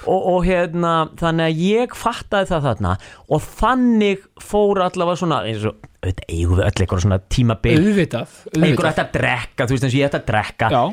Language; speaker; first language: Icelandic; native; Icelandic